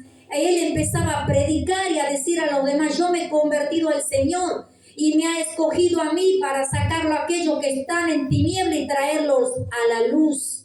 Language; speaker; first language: Spanish; native; Spanish